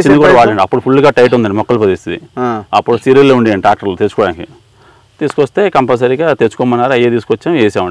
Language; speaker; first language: Telugu; native; Telugu